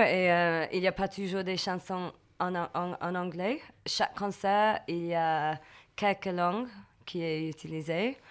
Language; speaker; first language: French; non-native, learner; English